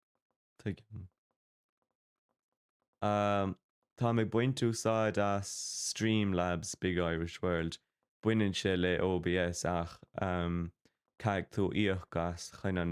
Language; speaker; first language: Irish; non-native, local second language; English